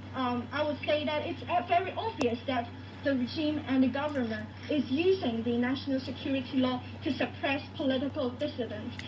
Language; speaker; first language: English; non-native, local second language; Cantonese